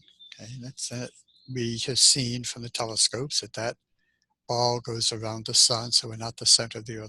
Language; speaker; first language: English; native; English